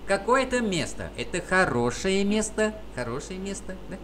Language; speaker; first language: Russian; non-native, fluent; Vietnamese